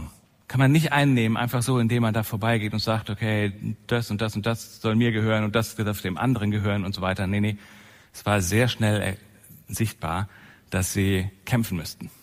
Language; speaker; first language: German; native; German